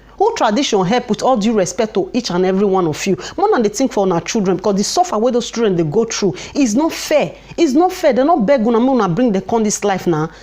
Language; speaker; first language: Nigerian Pidgin; non-native, local second language; Bini